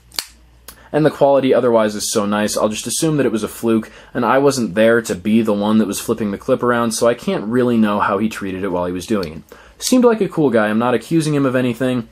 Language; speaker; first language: English; native; English